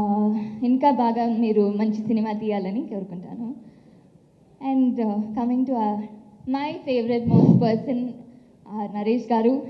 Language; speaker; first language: Telugu; non-native, local second language; Tamil